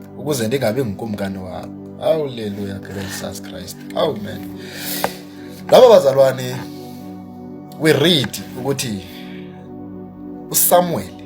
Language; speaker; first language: Zulu; non-native, local second language; Xhosa